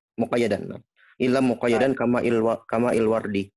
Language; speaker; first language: Arabic; non-native, learner; Indonesian